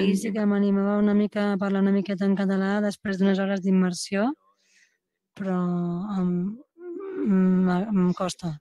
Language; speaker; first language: Catalan; non-native, fluent; English